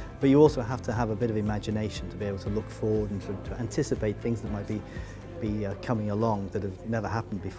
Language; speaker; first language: English; native; English